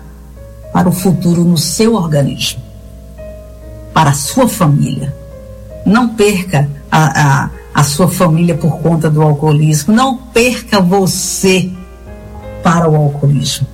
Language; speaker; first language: Portuguese; native; Portuguese